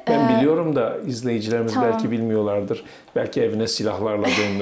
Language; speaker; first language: Turkish; native; Turkish